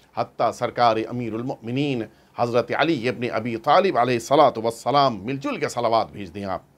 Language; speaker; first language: Urdu; native; Urdu